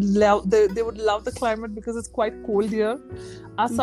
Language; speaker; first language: English; non-native, local second language; Urdu